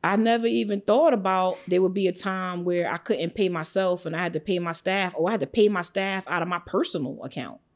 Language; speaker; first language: English; native; English